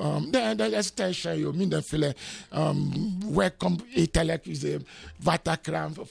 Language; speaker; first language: Hungarian; non-native, learner; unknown